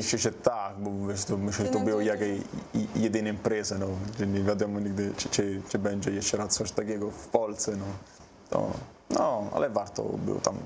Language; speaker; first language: Polish; non-native, learner; Italian